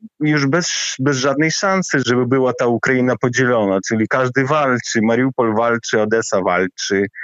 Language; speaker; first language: Polish; non-native, fluent; Ukrainian